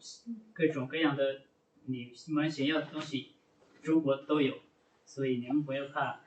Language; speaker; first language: Chinese; non-native, fluent; Lao